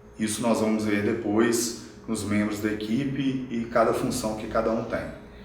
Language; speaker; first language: Portuguese; native; Portuguese